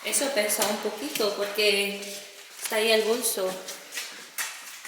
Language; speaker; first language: Spanish; non-native, fluent; Filipino